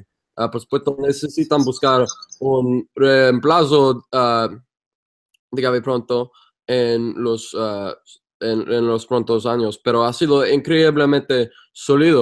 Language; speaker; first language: Spanish; non-native, fluent; English